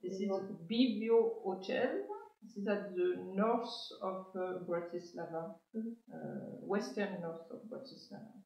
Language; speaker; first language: English; non-native, learner; French